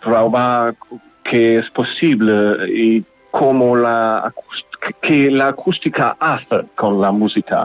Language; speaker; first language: Spanish; non-native, learner; German